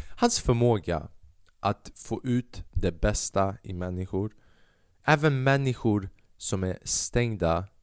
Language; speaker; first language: Swedish; early bilingual, other home language; Albanian